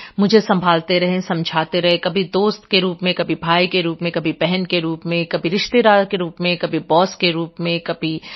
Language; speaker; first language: Hindi; non-native, local second language; Bangla